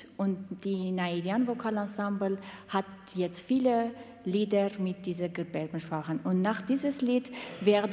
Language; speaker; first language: German; non-native, learner; Armenian